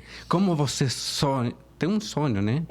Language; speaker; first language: Portuguese; non-native, fluent; Spanish